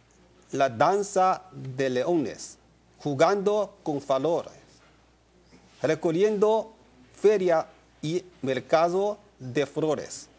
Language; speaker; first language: Spanish; non-native, learner; Chinese